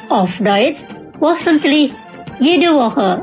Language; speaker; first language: German; non-native, fluent; Indonesian